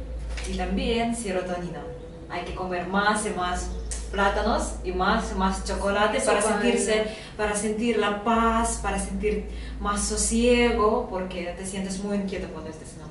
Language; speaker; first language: Spanish; non-native, fluent; Russian